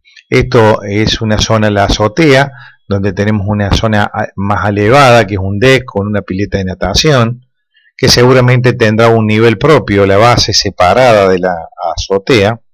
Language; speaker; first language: Spanish; native; Spanish